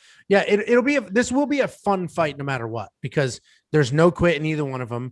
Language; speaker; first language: English; native; English